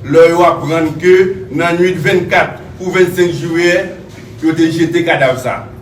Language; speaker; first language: Haitian Creole; native; Haitian Creole